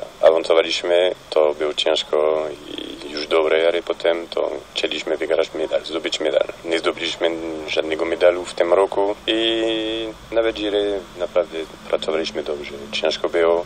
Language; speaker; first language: Polish; non-native, fluent; French